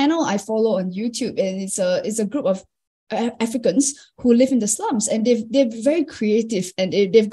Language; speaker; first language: English; native; English